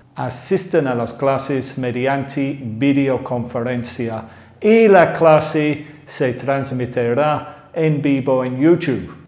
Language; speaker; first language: Spanish; non-native, fluent; English